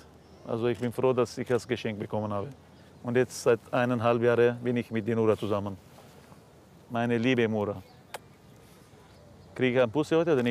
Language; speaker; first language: German; non-native, fluent; Arabic